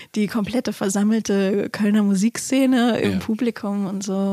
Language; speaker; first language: German; native; German